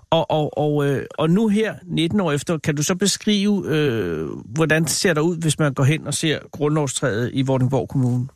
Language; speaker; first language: Danish; native; Danish